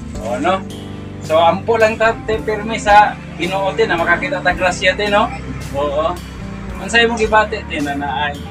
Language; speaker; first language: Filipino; non-native, local second language; Cebuano